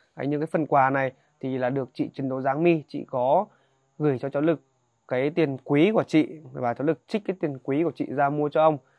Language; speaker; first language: Vietnamese; non-native, local second language; Hmong